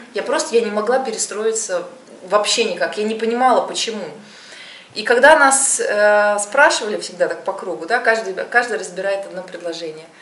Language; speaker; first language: Russian; native; Russian